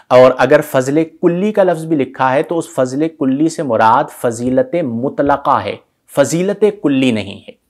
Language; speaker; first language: Urdu; native; Urdu